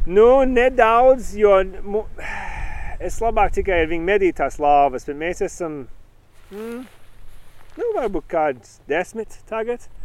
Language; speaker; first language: Latvian; early bilingual, heritage; Latvian